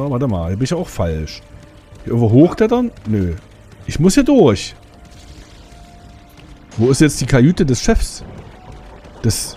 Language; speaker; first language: German; native; German